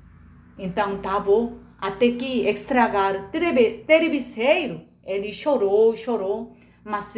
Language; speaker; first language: Portuguese; non-native, learner; Korean